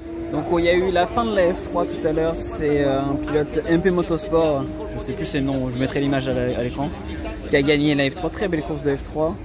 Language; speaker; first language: French; native; French